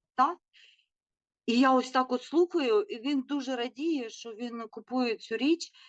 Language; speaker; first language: Ukrainian; non-native, local second language; Russian